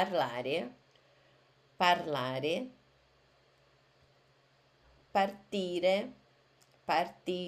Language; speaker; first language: Italian; non-native, fluent; Portuguese